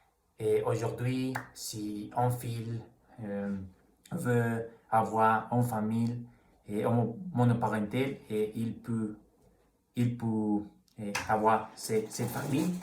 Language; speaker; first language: French; non-native, learner; Spanish